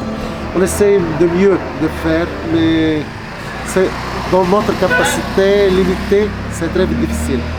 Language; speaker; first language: French; non-native, local second language; Arabic